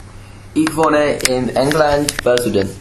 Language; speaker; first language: German; non-native, learner; English